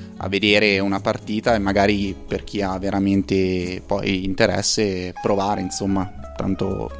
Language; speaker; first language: Italian; native; Italian